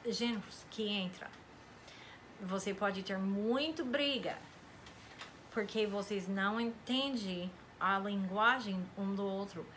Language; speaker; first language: Portuguese; non-native, fluent; English